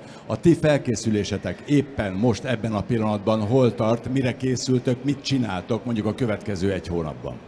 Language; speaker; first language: Hungarian; native; Hungarian